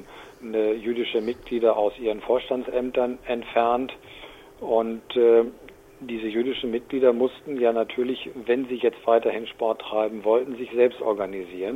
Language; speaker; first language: German; native; German